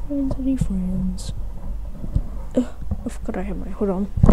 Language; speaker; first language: English; native; English